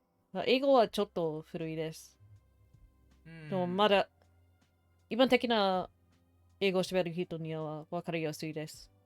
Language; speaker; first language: Japanese; non-native, learner; English